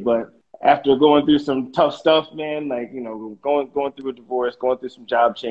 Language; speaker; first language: English; native; English